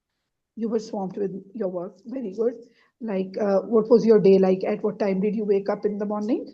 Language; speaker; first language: English; non-native, fluent; Urdu